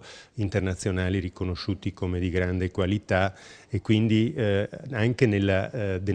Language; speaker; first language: Italian; native; Italian